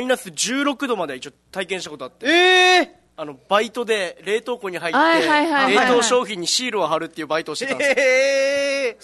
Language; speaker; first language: Japanese; native; Japanese